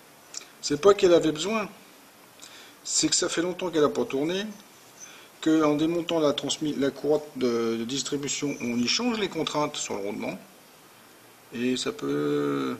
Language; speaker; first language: French; native; French